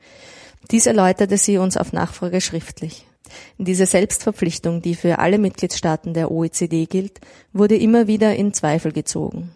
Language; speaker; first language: German; native; German